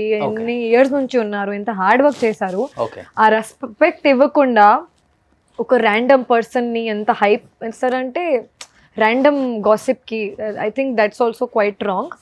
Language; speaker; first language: Telugu; non-native, local second language; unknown